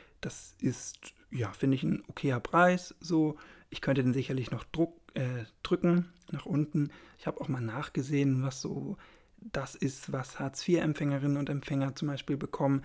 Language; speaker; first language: German; native; German